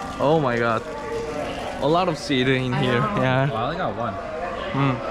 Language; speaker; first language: English; non-native, learner; Korean